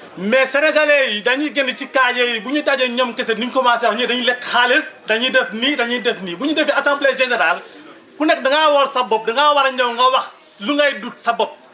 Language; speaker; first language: Wolof; non-native, local second language; Mandingo